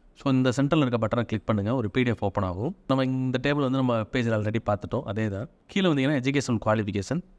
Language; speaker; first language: Tamil; native; Tamil